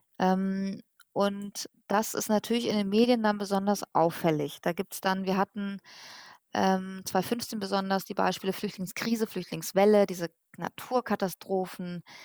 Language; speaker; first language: German; early bilingual, other home language; Persian